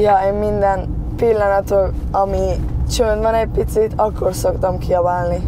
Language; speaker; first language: Hungarian; early bilingual, heritage; Spanish